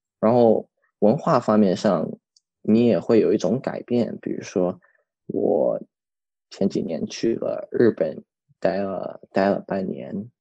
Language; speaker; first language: Chinese; early bilingual, heritage; Chinese